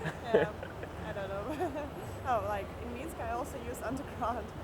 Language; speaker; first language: English; non-native, fluent; Russian